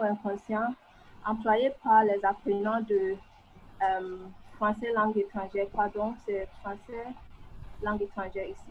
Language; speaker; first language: French; non-native, fluent; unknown